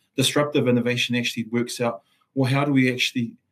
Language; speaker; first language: English; non-native, local second language; Samoan